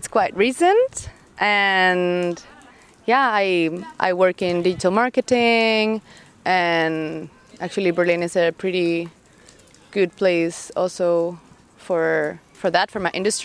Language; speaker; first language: English; non-native, fluent; Spanish